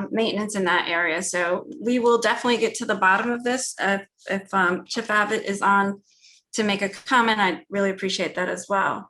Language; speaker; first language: English; early bilingual, other home language; Spanish